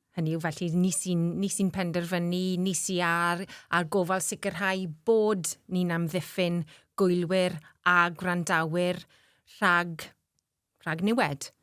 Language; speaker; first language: Welsh; native; Welsh